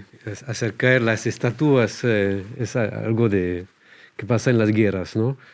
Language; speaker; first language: Spanish; non-native, fluent; French